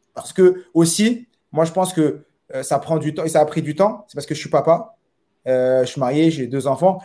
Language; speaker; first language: French; native; French